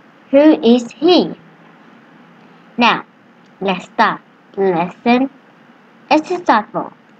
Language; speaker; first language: English; non-native, learner; Vietnamese